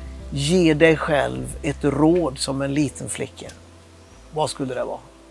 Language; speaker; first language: Swedish; native; Swedish